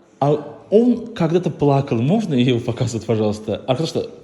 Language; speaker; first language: Russian; non-native, learner; Turkish